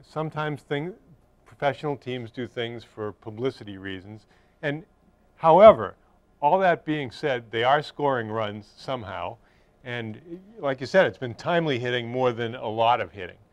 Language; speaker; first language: English; native; English